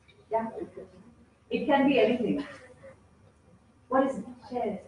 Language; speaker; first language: English; native; English